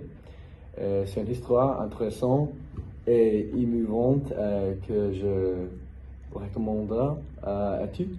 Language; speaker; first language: French; non-native, learner; English